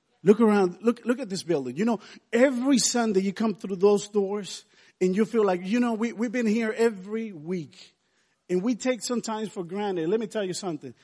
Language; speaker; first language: English; non-native, fluent; Spanish